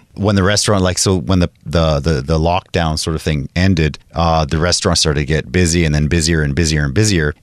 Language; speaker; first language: English; native; English